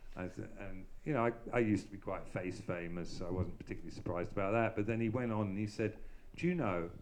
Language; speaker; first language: English; native; English